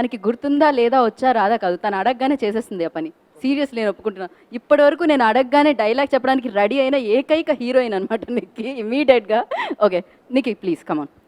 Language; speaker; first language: Telugu; native; Telugu